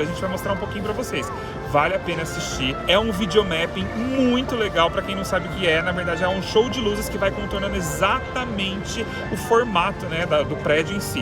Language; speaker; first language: Portuguese; native; Portuguese